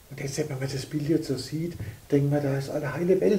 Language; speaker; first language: German; native; German